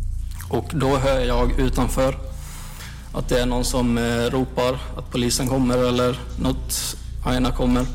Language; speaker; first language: Swedish; native; Swedish